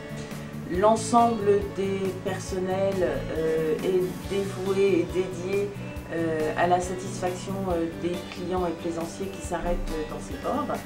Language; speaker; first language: French; native; French